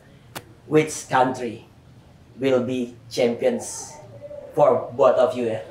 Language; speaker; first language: English; non-native, learner; Indonesian